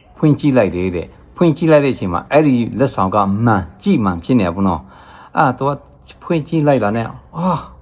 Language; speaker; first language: Burmese; non-native, local second language; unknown